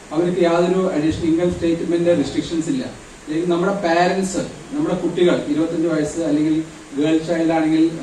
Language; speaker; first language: Malayalam; native; Malayalam